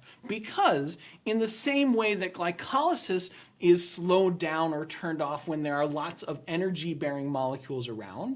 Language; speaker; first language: English; native; English